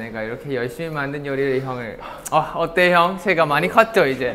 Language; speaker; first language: Korean; non-native, fluent; Thai